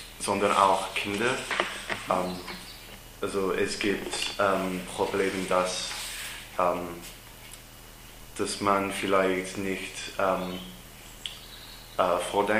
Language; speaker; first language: German; non-native, learner; English